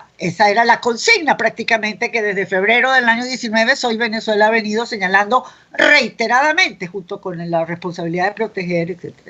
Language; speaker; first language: Spanish; native; Spanish